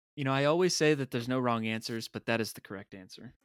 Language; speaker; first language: English; native; English